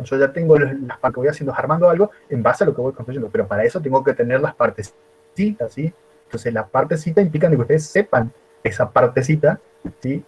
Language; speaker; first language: Spanish; native; Spanish